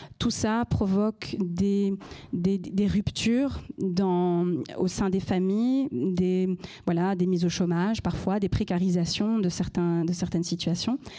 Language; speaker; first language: French; native; French